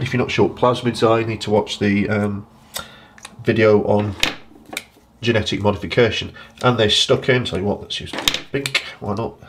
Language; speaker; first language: English; native; English